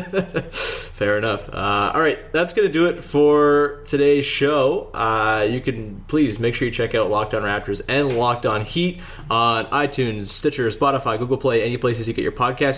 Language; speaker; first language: English; native; English